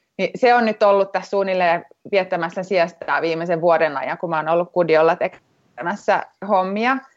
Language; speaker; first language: Finnish; native; Finnish